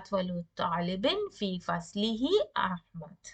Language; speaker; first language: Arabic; non-native, fluent; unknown